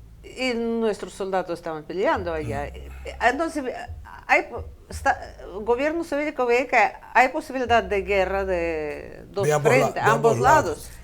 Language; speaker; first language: Spanish; non-native, fluent; Russian